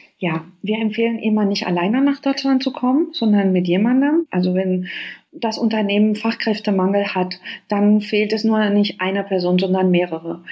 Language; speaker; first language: German; non-native, fluent; Spanish